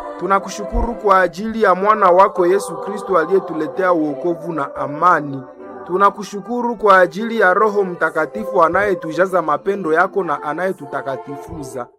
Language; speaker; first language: Swahili; non-native, local second language; Nande